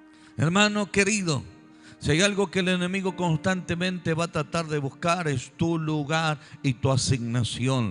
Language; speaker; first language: Spanish; native; Spanish